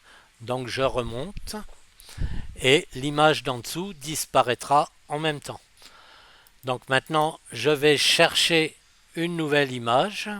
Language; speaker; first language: French; native; French